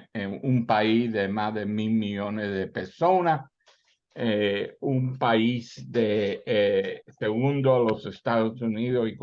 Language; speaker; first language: Spanish; early bilingual, heritage; Spanish